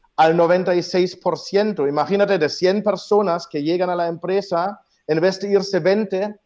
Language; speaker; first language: Spanish; non-native, fluent; German